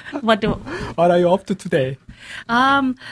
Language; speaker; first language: English; non-native, learner; Korean